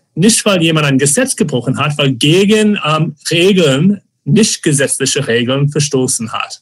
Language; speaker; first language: German; non-native, fluent; English